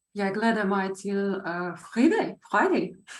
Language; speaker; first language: Danish; non-native, learner; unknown